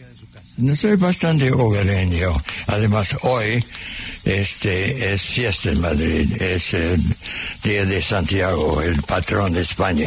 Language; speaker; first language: Spanish; non-native, fluent; English